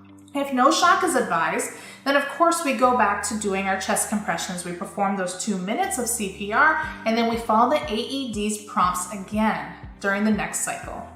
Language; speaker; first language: English; native; English